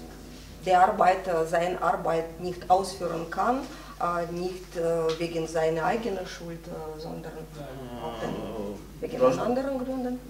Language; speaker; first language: German; non-native, fluent; Russian